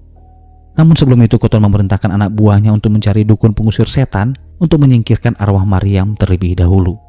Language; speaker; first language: Indonesian; native; Indonesian